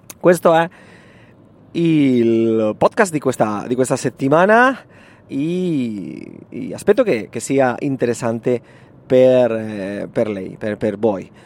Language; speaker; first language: Italian; non-native, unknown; Spanish